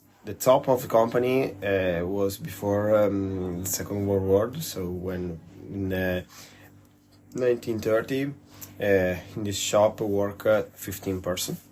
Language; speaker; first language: English; non-native, learner; Italian